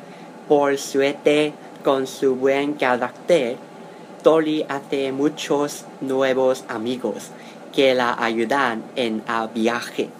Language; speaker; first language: Spanish; non-native, learner; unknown